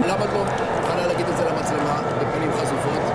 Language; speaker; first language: Hebrew; native; Hebrew